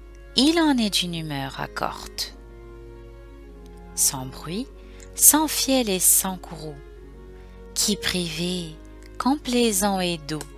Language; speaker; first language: French; native; French